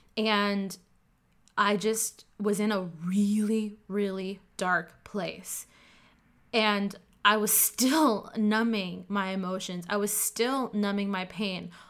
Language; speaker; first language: English; early bilingual, other home language; Cantonese